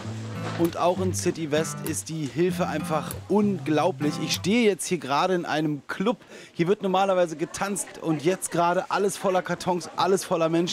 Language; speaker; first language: German; native; German